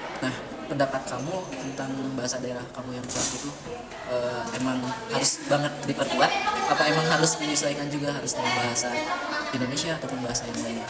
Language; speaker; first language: Indonesian; native; Indonesian